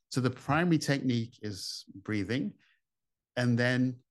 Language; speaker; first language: English; native; English